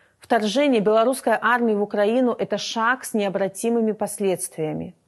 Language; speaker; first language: Russian; native; Russian